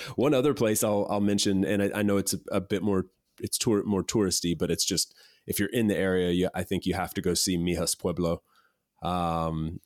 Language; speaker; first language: English; native; English